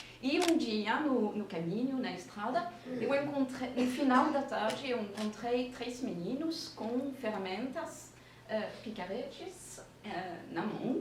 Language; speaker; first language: Portuguese; non-native, fluent; French